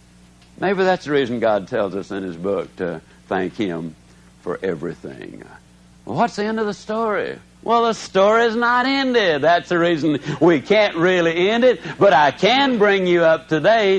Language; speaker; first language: English; native; English